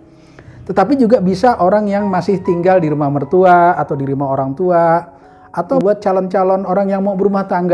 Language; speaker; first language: Indonesian; native; Indonesian